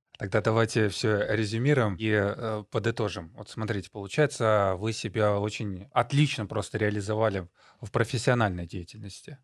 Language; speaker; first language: Russian; native; Russian